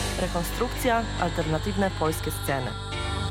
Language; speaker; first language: Polish; non-native, learner; Serbian